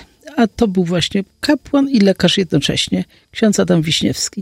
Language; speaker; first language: Polish; native; Polish